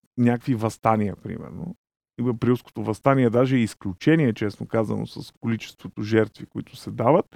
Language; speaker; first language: Bulgarian; native; Bulgarian